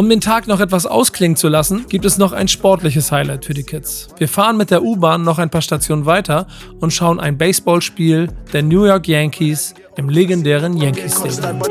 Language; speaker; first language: German; native; German